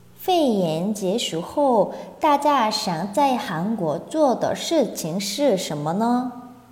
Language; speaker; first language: Chinese; non-native, fluent; Korean